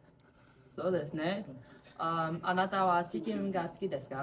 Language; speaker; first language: Japanese; non-native, learner; English